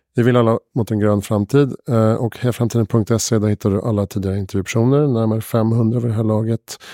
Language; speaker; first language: Swedish; native; Swedish